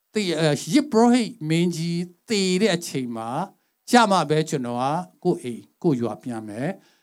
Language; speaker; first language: Burmese; non-native, local second language; Tedim Chin